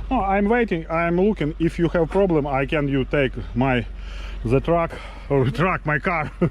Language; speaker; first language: English; non-native, learner; Ukrainian